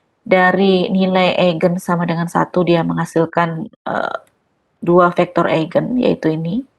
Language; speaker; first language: Indonesian; native; Indonesian